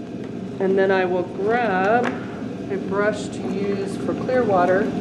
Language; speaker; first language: English; native; English